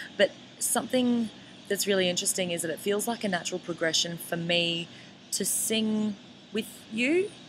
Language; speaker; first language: English; native; English